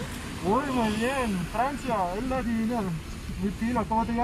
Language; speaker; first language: Spanish; non-native, fluent; French